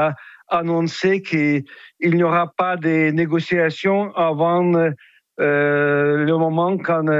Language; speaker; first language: French; non-native, fluent; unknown